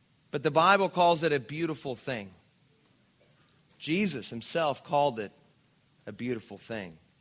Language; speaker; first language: English; non-native, fluent; Spanish